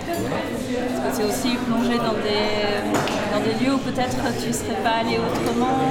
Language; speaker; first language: French; native; French